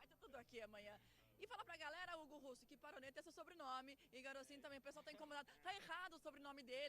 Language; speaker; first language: Portuguese; native; Portuguese